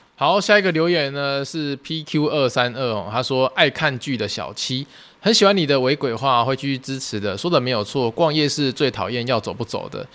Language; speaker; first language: Chinese; native; Chinese